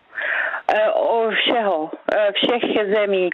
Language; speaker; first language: Czech; native; Czech